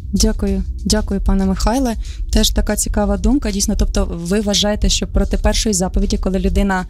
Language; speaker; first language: Ukrainian; native; Ukrainian